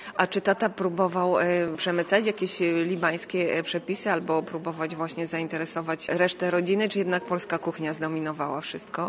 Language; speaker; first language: Polish; native; Polish